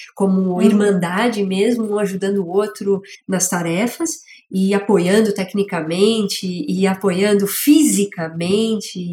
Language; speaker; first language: Portuguese; native; Portuguese